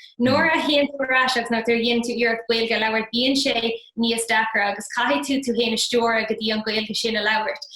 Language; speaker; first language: Irish; non-native, local second language; English